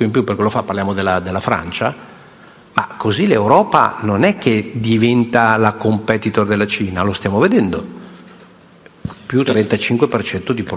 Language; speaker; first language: Italian; native; Italian